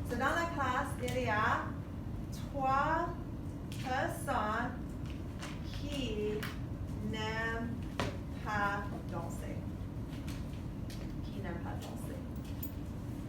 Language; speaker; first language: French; non-native, fluent; English